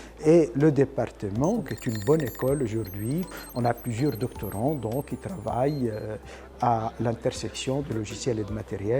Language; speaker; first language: French; native; French